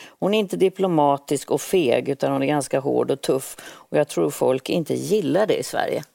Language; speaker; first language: Swedish; native; Swedish